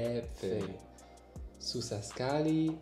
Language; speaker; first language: Indonesian; non-native, learner; German